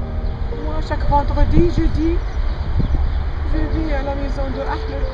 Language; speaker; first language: French; non-native, local second language; Arabic